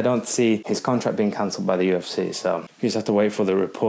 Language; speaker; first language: English; native; English